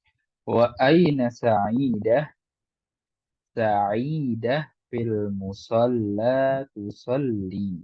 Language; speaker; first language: Arabic; non-native, fluent; Indonesian